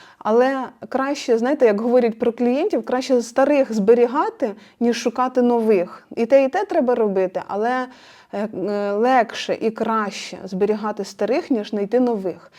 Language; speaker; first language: Ukrainian; non-native, local second language; Russian